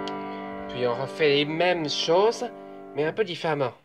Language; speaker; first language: French; native; French